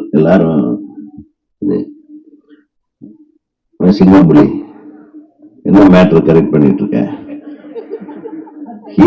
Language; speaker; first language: Tamil; native; Tamil